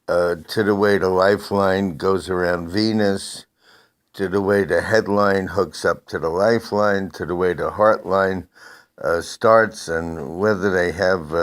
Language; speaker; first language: English; native; English